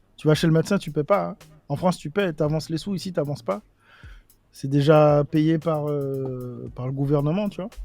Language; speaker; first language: French; native; French